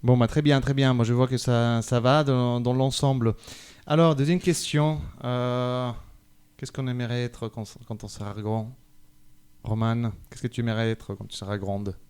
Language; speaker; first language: French; native; French